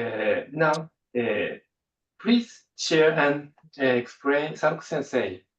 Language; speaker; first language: English; non-native, fluent; Japanese